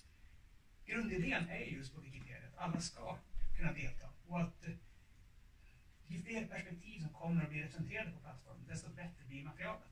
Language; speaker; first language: Swedish; native; Swedish